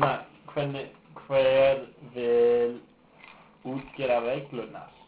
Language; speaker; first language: Icelandic; non-native, learner; English